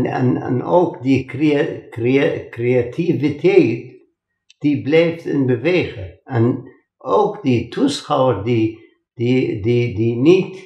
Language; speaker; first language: Dutch; non-native, fluent; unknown